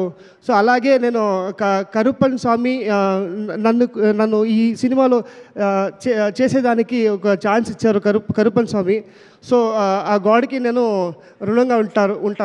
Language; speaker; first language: Telugu; non-native, learner; Kannada